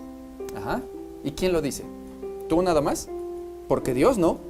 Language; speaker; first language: Spanish; native; Spanish